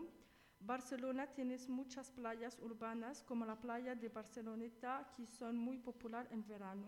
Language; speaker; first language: Spanish; non-native, learner; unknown